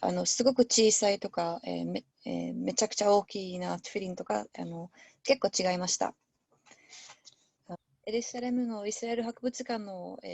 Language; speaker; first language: Japanese; non-native, learner; English